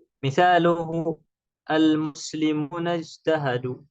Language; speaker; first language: Arabic; non-native, fluent; Indonesian